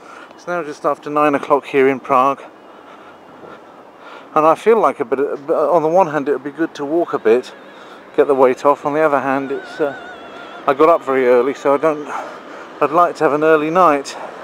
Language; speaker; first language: English; native; English